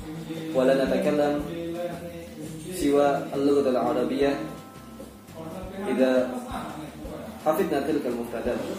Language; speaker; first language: Arabic; non-native, fluent; Indonesian